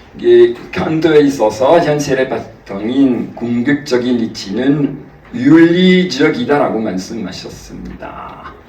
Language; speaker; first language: Korean; non-native, fluent; French